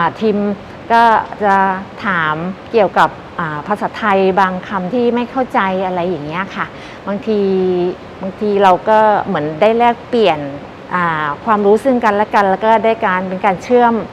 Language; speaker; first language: Thai; native; Thai